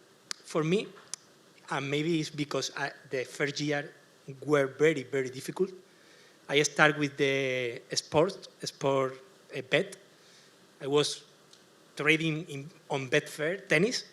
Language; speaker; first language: English; non-native, learner; Spanish